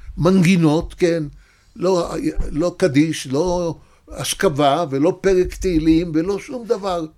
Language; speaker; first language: Hebrew; native; Hebrew